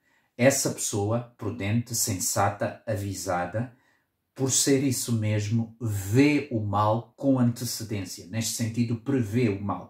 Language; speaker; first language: Portuguese; native; Portuguese